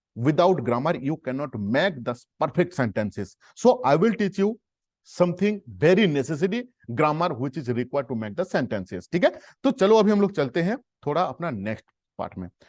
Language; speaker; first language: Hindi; native; Hindi